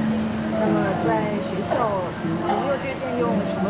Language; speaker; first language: Chinese; non-native, fluent; Korean